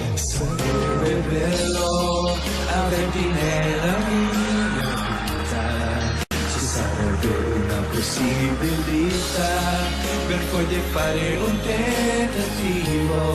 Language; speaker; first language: Italian; non-native, learner; Filipino